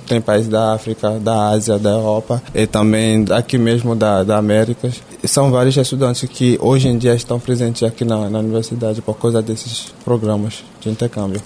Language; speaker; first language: Portuguese; non-native, fluent; Fon